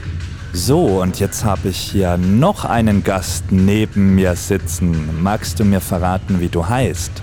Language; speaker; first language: German; native; German